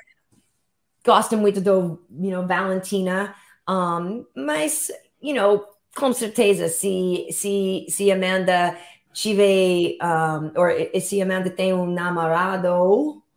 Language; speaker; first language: Portuguese; non-native, learner; English